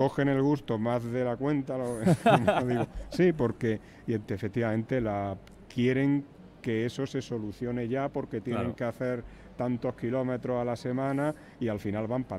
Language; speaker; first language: Spanish; native; Spanish